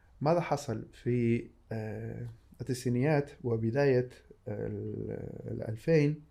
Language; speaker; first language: Arabic; non-native, fluent; Spanish